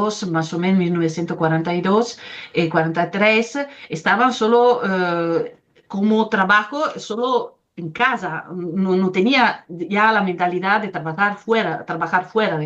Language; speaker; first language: Spanish; non-native, fluent; Italian